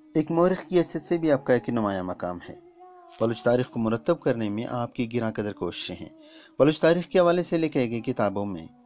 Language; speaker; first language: Urdu; non-native, local second language; Baluchi